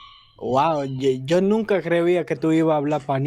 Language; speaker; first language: Spanish; early bilingual, heritage; Spanish